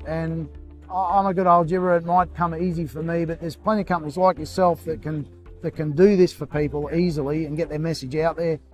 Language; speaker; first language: English; native; English